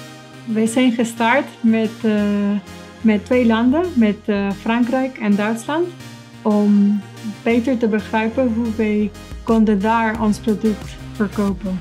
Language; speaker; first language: Dutch; non-native, fluent; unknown